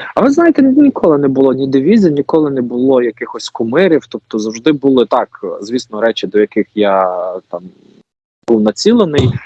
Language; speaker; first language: Ukrainian; native; Ukrainian